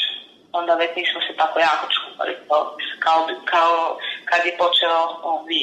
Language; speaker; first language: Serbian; non-native, local second language; Hungarian